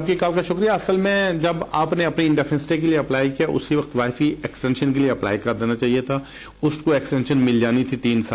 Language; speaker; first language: Urdu; native; Urdu